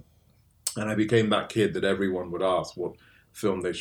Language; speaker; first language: English; native; English